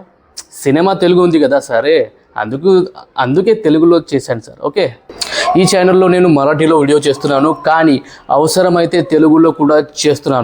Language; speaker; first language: Telugu; non-native, learner; Marathi